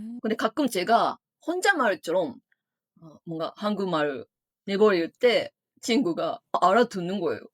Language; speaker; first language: Korean; non-native, fluent; Japanese